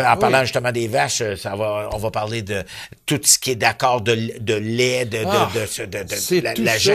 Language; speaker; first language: French; native; French